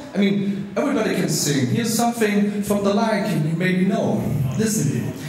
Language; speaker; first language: English; non-native, fluent; German